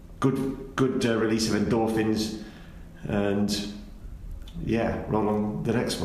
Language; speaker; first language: English; native; English